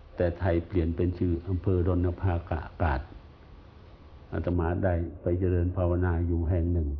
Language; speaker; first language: Thai; non-native, fluent; Khmer